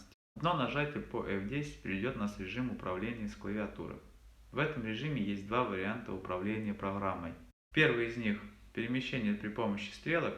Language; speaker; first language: Russian; native; Russian